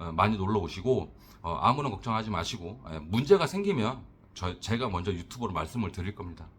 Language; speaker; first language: Korean; native; Korean